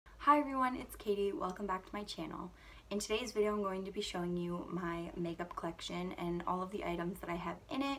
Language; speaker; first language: English; native; English